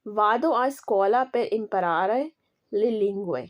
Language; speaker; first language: Italian; non-native, learner; Urdu